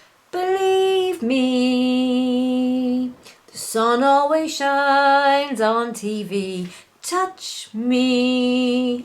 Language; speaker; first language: English; native; English